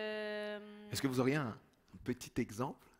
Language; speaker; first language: French; native; French